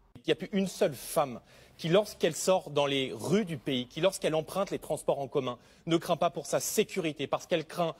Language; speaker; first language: French; native; French